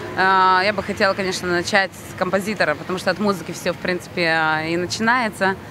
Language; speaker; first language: Russian; non-native, local second language; Romanian